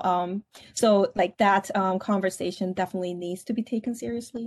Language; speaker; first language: English; non-native, fluent; Korean